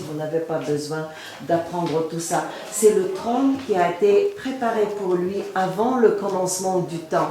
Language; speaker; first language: French; non-native, fluent; Bulgarian